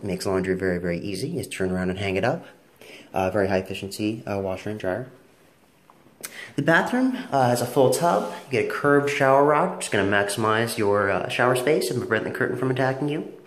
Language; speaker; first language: English; native; English